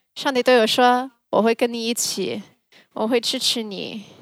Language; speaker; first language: Chinese; early bilingual, heritage; Chinese